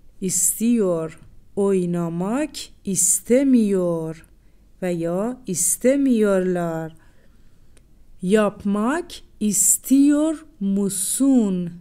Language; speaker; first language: Turkish; non-native, fluent; Persian